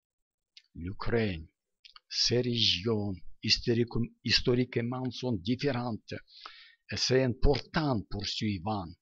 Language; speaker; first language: French; non-native, learner; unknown